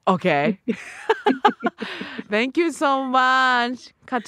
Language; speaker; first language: English; non-native, learner; Japanese